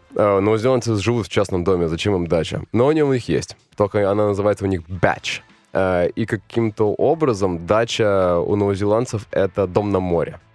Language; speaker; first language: Russian; native; Russian